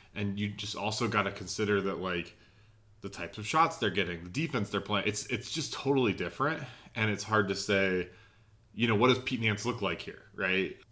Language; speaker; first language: English; native; English